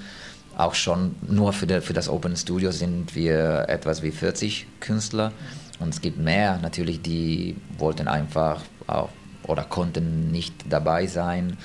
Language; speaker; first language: German; non-native, fluent; Italian